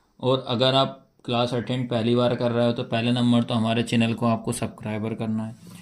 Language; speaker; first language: Hindi; native; Hindi